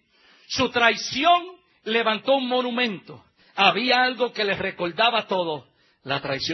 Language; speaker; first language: Spanish; native; Spanish